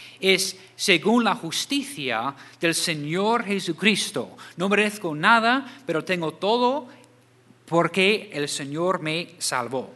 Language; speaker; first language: Spanish; non-native, fluent; English